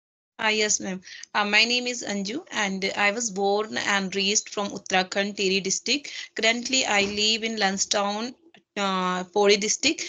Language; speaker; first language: English; non-native, learner; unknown